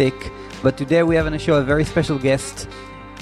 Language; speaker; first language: English; non-native, fluent; Hebrew